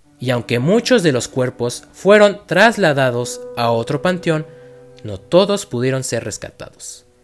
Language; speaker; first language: Spanish; native; Spanish